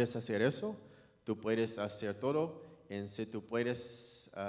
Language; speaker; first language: Spanish; non-native, learner; English